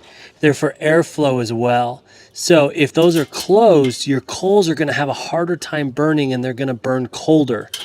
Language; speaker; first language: English; native; English